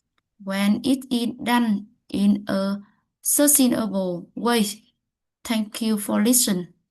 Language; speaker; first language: English; non-native, learner; Vietnamese